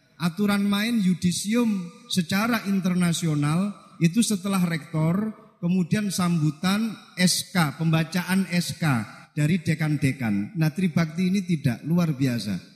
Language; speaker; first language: Indonesian; non-native, local second language; Javanese